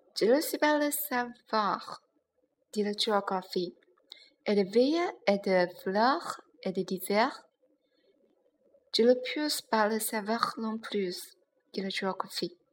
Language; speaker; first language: French; non-native, learner; Chinese